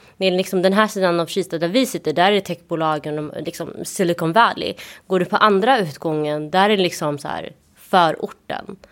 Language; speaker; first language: Swedish; early bilingual, other home language; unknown